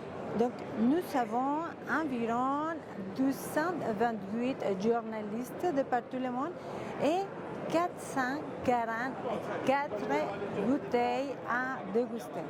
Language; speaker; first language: French; non-native, fluent; Spanish